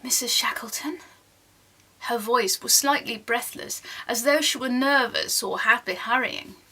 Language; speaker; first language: English; non-native, fluent; Dutch